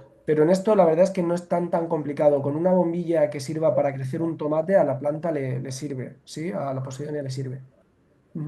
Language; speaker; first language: Spanish; native; Spanish